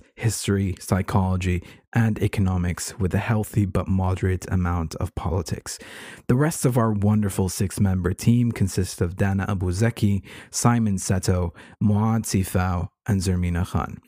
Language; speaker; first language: English; native; English